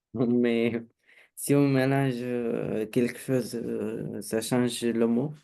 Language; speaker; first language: French; non-native, learner; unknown